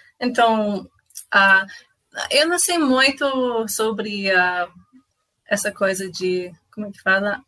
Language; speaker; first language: Portuguese; non-native, fluent; English